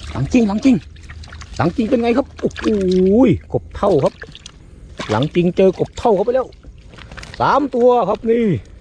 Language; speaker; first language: Thai; native; Thai